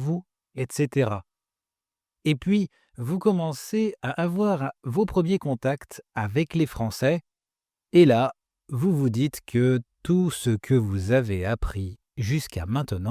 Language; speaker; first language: French; native; French